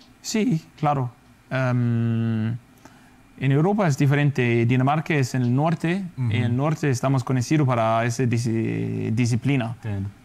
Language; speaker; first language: Spanish; non-native, fluent; Danish